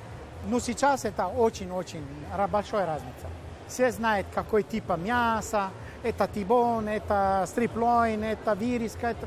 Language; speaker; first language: Russian; non-native, local second language; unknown